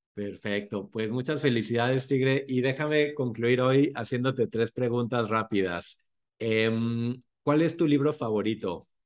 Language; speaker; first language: Spanish; native; Spanish